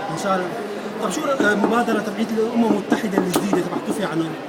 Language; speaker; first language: Arabic; native; Arabic